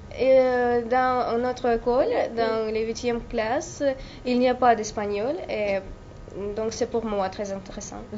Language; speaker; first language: French; non-native, learner; Russian